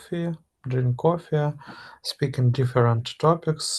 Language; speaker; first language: English; non-native, learner; Russian